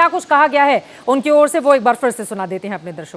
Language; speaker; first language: Hindi; native; Hindi